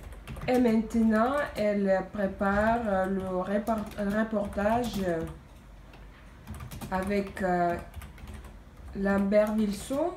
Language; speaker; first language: French; non-native, fluent; Russian